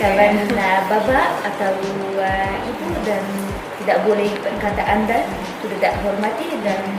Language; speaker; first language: Indonesian; non-native, learner; Arabic